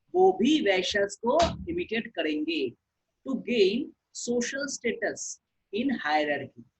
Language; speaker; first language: Hindi; non-native, local second language; Bangla